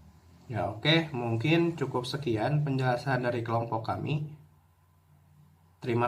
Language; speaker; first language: Indonesian; native; Indonesian